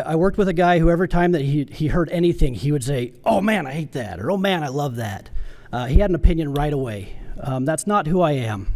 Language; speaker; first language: English; native; English